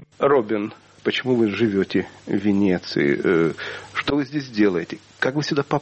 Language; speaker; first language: Russian; native; Russian